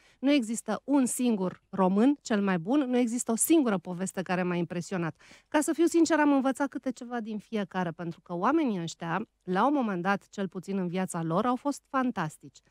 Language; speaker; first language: Romanian; native; Romanian